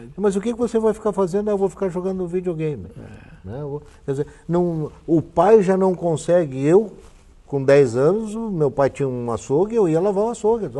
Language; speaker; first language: Portuguese; native; Portuguese